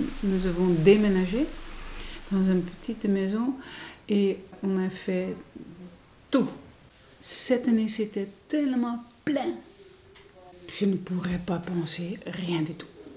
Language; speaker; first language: French; non-native, learner; Dutch